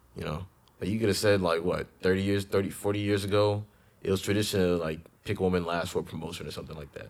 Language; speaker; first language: English; native; English